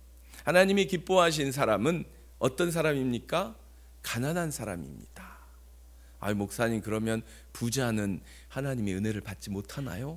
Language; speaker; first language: Korean; native; Korean